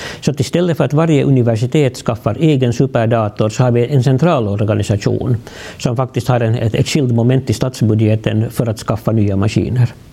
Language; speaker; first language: Swedish; native; Swedish